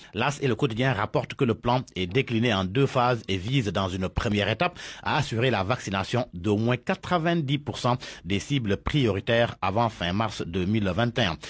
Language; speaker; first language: French; non-native, local second language; Wolof